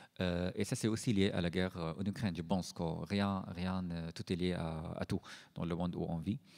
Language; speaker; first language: French; non-native, fluent; Arabic